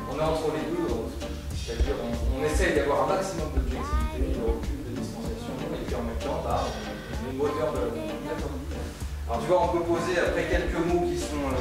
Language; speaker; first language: French; native; French